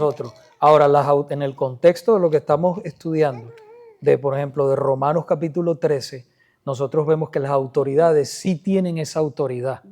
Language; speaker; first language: Spanish; native; Spanish